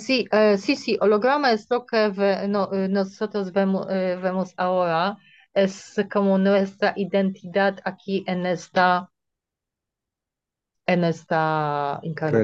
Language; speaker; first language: Spanish; non-native, fluent; Polish